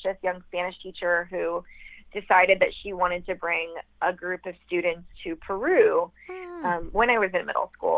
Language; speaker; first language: English; native; English